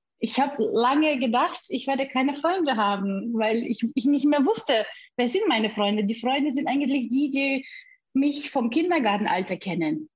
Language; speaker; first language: German; non-native, fluent; Russian